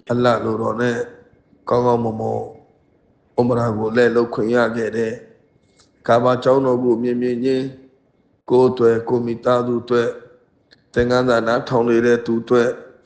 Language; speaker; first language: Burmese; non-native, local second language; Rohingya